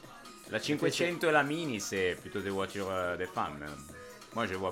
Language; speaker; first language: French; non-native, fluent; Italian